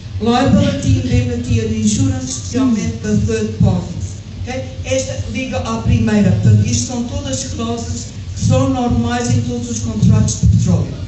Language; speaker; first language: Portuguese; early bilingual, heritage; English